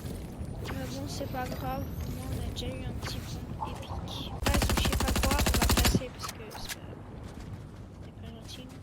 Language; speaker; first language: French; native; French